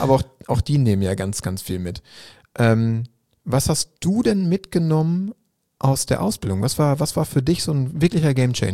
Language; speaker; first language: German; native; German